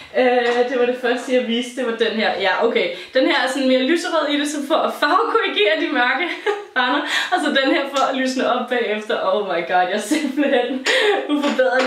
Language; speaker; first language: Danish; native; Danish